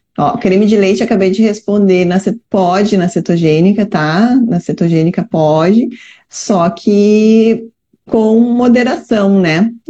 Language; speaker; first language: Portuguese; native; Portuguese